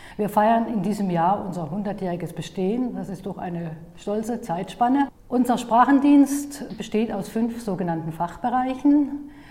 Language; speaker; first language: German; native; German